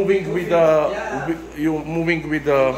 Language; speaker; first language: English; non-native, learner; Czech